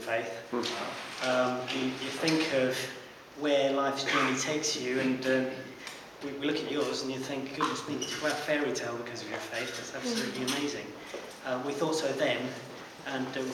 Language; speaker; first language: English; native; English